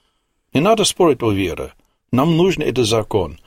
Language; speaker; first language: Russian; non-native, learner; English